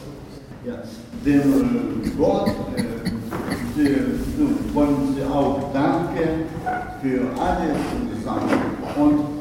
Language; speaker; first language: German; non-native, learner; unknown